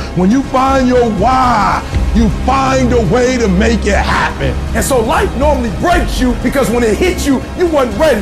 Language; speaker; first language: English; native; English